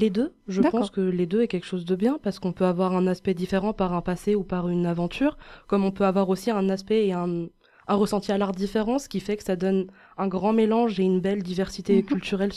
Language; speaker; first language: French; native; French